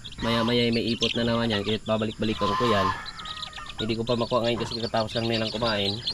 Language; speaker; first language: Filipino; non-native, local second language; Cebuano